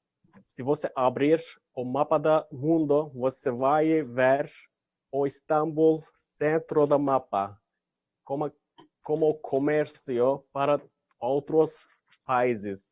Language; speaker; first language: Portuguese; non-native, learner; Turkish